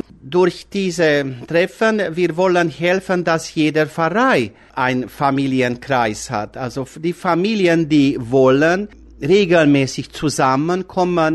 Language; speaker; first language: German; non-native, fluent; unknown